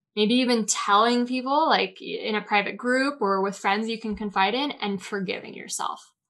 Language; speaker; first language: English; native; English